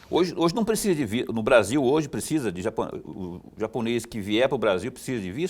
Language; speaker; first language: Portuguese; native; Portuguese